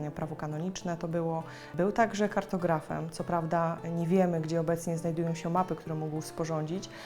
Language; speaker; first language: Polish; native; Polish